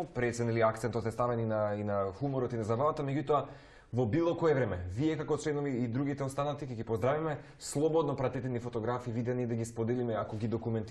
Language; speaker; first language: Macedonian; native; Macedonian